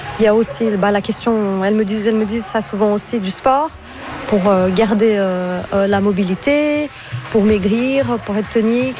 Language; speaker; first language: French; non-native, fluent; Portuguese